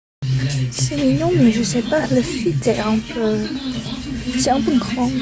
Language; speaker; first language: French; non-native, learner; Indonesian